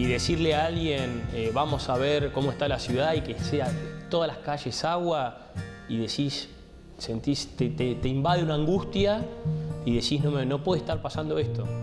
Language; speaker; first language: Spanish; native; Spanish